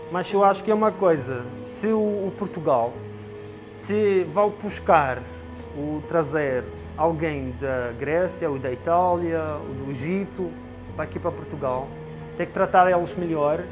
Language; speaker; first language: Portuguese; non-native, fluent; Arabic